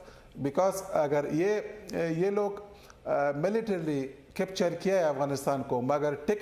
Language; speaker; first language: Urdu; non-native, learner; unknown